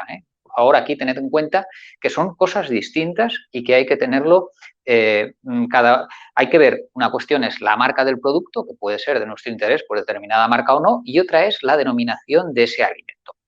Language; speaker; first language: Spanish; native; Spanish